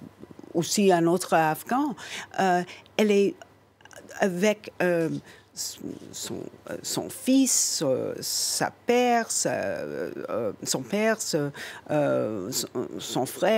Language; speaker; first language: French; non-native, fluent; English